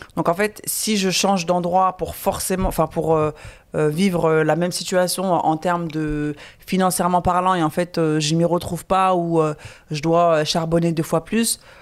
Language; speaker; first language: French; native; French